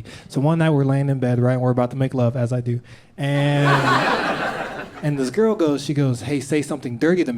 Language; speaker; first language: English; native; English